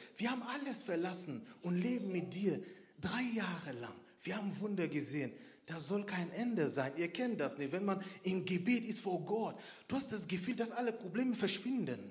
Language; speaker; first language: German; non-native, fluent; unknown